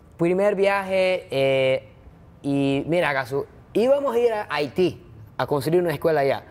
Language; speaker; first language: Spanish; non-native, fluent; Japanese